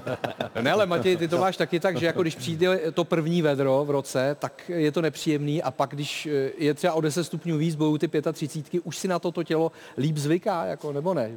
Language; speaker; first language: Czech; native; Czech